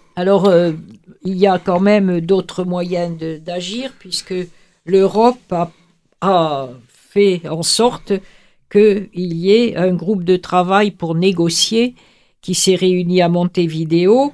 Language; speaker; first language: French; native; French